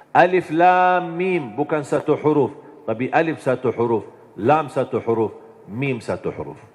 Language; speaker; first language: Indonesian; non-native, fluent; Arabic